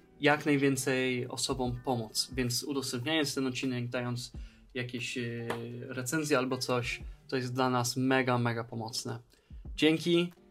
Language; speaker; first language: Polish; native; Polish